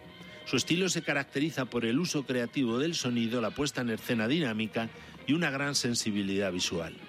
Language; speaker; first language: Spanish; native; Spanish